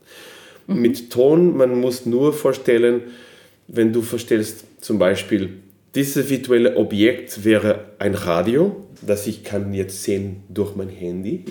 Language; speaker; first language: German; non-native, fluent; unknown